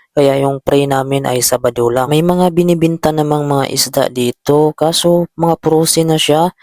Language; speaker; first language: Filipino; native; Filipino